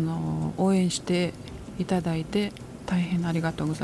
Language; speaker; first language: Japanese; non-native, fluent; Kyrgyz